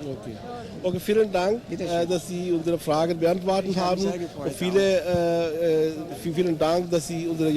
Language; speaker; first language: German; non-native, fluent; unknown